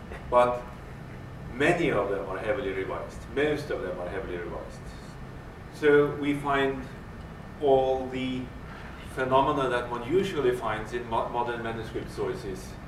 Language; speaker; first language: English; non-native, fluent; Norwegian